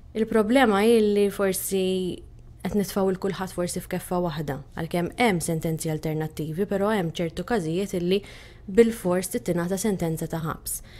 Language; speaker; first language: Maltese; native; Maltese